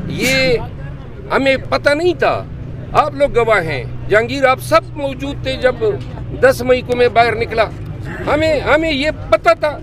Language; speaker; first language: Urdu; non-native, local second language; Pashto